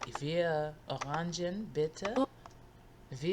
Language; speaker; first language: German; non-native, learner; English